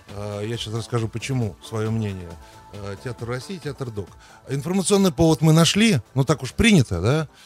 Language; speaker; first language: Russian; native; Russian